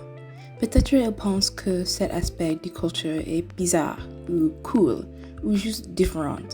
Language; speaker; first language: French; non-native, learner; English